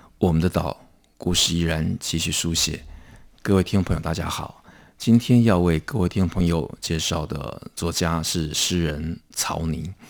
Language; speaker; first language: Chinese; native; Chinese